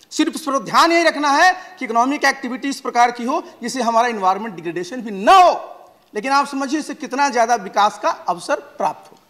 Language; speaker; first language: Hindi; native; Hindi